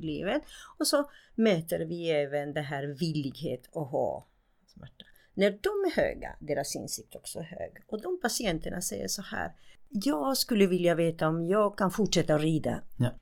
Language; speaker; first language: Swedish; non-native, fluent; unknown